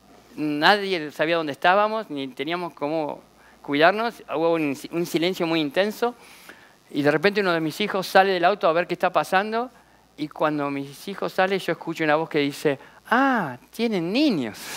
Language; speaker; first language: Spanish; native; Spanish